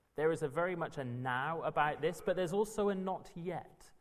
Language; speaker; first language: English; native; English